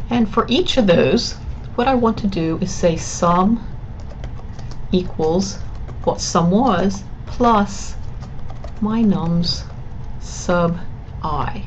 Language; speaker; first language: English; native; English